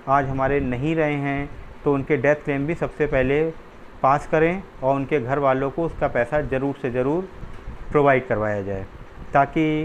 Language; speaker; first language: Hindi; native; Hindi